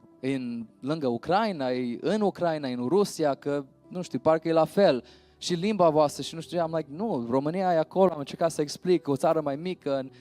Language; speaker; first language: Romanian; early bilingual, heritage; Romanian